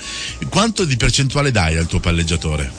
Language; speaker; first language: Italian; native; Italian